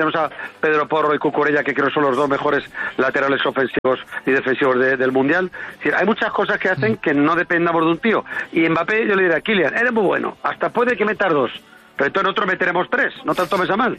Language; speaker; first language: Spanish; native; Spanish